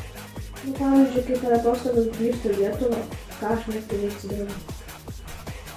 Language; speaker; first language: Lithuanian; early bilingual, heritage; Lithuanian